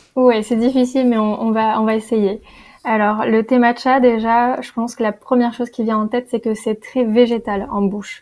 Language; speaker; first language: French; native; French